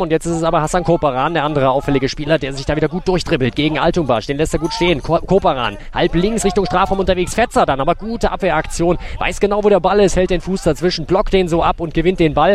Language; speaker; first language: German; native; German